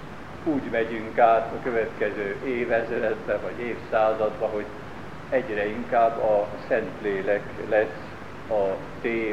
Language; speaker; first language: Hungarian; native; Hungarian